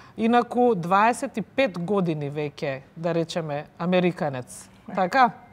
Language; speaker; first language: Macedonian; native; Macedonian